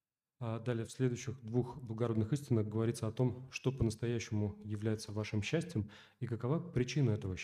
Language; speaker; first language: Russian; native; Russian